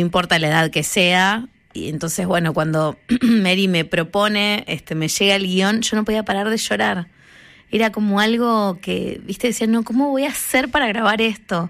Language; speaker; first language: Spanish; native; Spanish